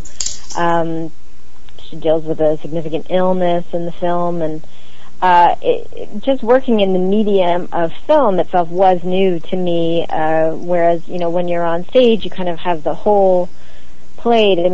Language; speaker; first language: English; native; English